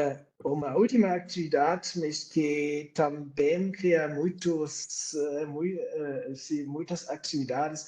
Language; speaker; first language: Portuguese; non-native, fluent; German